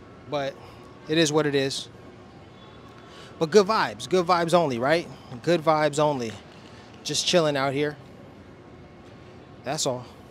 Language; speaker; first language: English; native; English